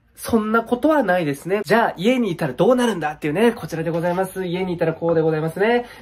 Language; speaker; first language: Japanese; native; Japanese